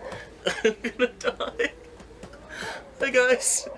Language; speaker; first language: English; native; English